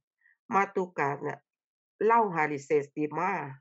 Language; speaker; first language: Finnish; non-native, learner; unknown